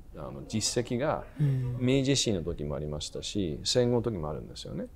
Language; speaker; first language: Japanese; early bilingual, other home language; English